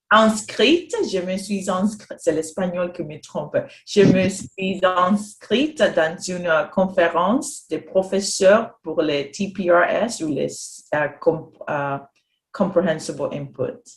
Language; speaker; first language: French; non-native, fluent; Spanish